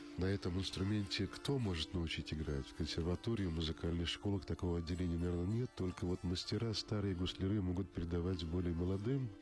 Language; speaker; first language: Russian; native; Russian